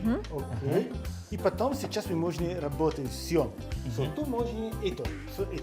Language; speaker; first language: Russian; non-native, learner; Italian